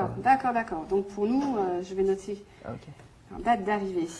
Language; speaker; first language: French; native; French